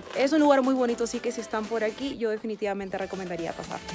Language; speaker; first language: Spanish; native; Spanish